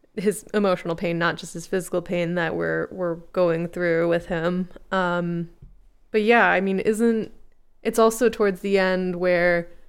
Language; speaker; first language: English; native; English